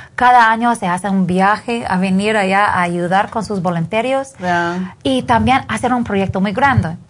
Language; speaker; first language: Spanish; non-native, fluent; English